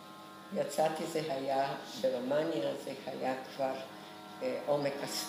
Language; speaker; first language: Hebrew; early bilingual, other home language; Romanian